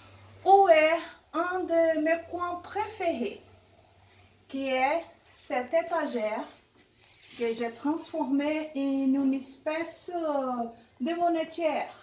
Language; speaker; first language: French; non-native, learner; Portuguese